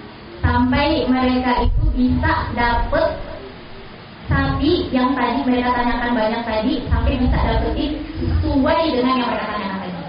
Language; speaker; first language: Indonesian; native; Indonesian